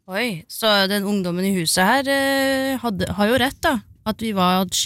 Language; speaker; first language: Norwegian; native; Norwegian